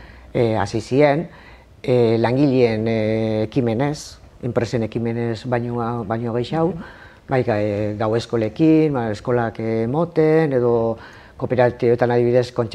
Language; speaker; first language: Basque; native; Basque